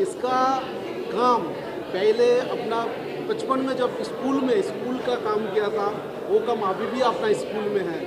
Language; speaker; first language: Hindi; non-native, local second language; Bangla